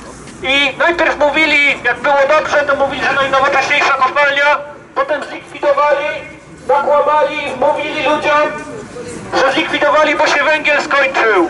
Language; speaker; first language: Polish; native; Polish